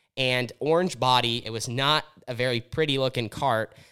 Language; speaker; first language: English; native; English